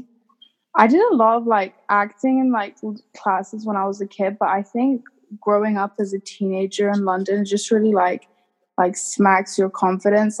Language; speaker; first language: English; native; English